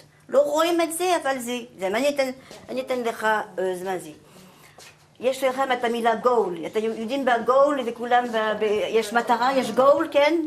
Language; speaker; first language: Hebrew; non-native, fluent; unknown